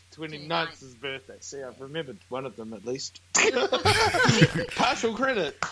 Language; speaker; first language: English; native; English